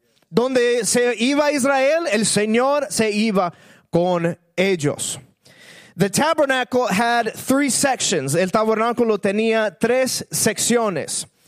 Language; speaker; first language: Spanish; early bilingual, other home language; English